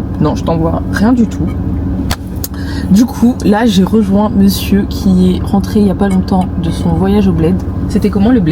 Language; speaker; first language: French; native; French